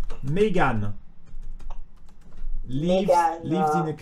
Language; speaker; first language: English; non-native, fluent; French